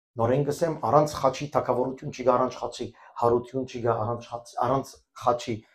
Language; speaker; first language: Armenian; early bilingual, heritage; Armenian